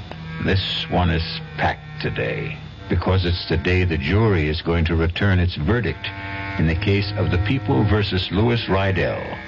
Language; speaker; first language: English; native; English